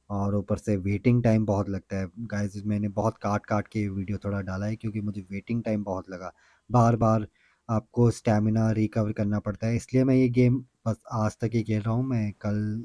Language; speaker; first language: Hindi; native; Hindi